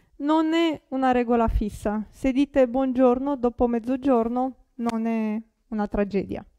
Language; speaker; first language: Italian; non-native, fluent; Romanian